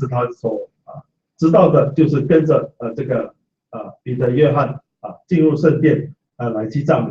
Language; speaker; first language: Chinese; native; Chinese